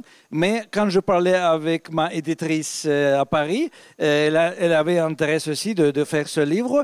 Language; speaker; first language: French; non-native, fluent; Russian